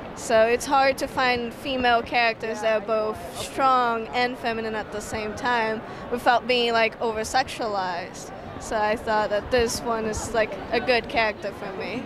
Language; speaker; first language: English; non-native, fluent; Portuguese